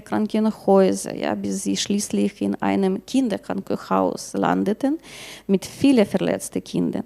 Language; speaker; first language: German; non-native, learner; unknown